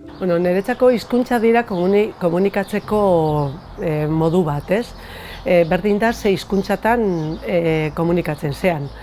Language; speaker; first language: Basque; non-native, local second language; Spanish